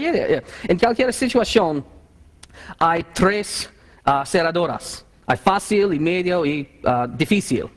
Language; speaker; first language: Spanish; non-native, learner; English